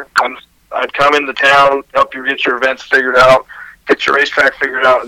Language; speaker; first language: English; native; English